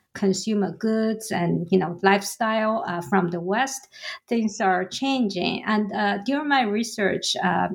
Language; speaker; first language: English; non-native, fluent; Chinese